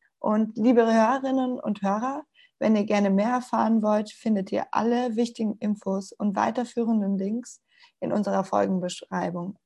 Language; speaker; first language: German; non-native, fluent; Spanish